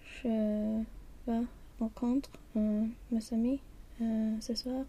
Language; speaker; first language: French; non-native, learner; Swedish